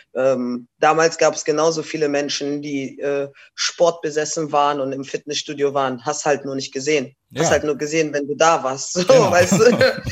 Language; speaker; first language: German; early bilingual, other home language; Portuguese